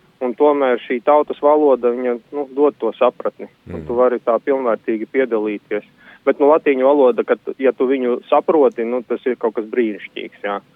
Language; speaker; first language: Latvian; native; Latvian